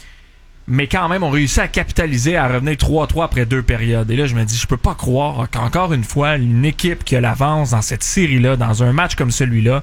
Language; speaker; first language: French; native; French